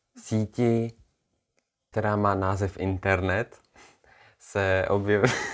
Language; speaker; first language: Czech; native; Czech